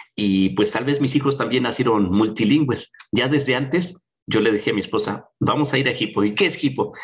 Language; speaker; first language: Spanish; native; Spanish